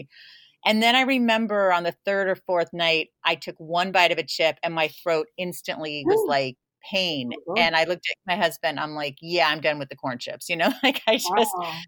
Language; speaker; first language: English; native; English